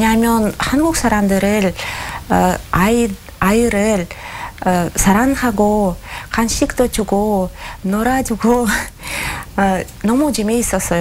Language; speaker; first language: Korean; non-native, learner; Russian